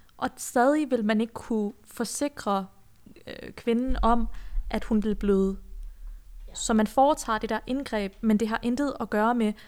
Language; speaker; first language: Danish; early bilingual, other home language; Persian